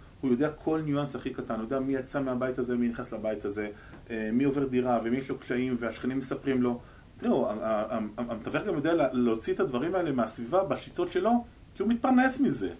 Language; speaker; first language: Hebrew; native; Hebrew